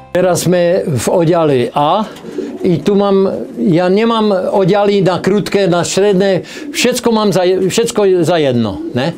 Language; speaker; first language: Polish; non-native, learner; Czech